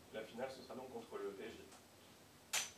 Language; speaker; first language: French; native; French